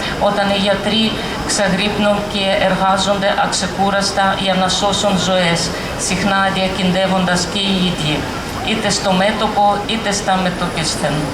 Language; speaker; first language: Greek; non-native, fluent; Ukrainian